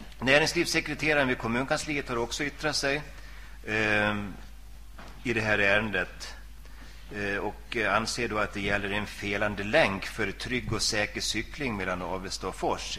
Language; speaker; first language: Swedish; native; Swedish